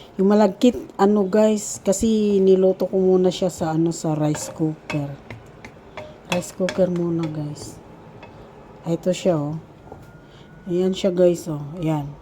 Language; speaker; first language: Filipino; non-native, local second language; Iloko